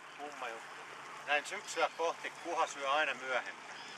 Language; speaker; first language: Finnish; native; Finnish